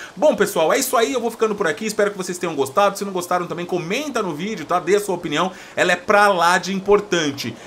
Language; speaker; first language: Portuguese; native; Portuguese